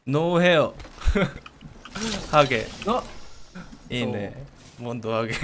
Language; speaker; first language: Japanese; non-native, learner; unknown